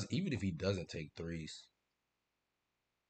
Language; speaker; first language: English; native; English